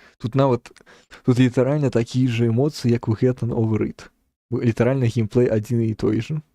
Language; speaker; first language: Belarusian; non-native, local second language; Russian